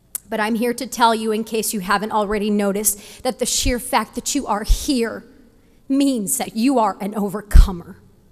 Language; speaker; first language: English; early bilingual, other home language; Spanish